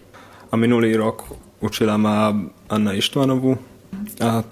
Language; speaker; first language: Slovak; non-native, local second language; Hungarian